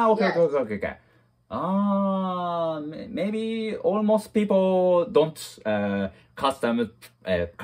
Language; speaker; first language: English; non-native, learner; Japanese